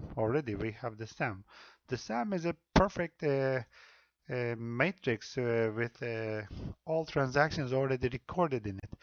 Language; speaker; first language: English; non-native, fluent; Turkish